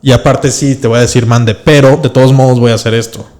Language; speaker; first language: Spanish; early bilingual, other home language; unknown